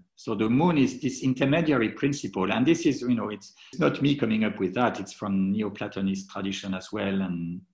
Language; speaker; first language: English; non-native, fluent; French